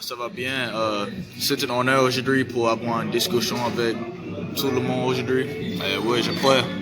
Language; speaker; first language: French; non-native, learner; English